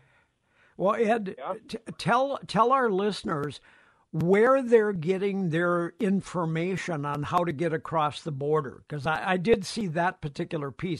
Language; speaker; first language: English; native; English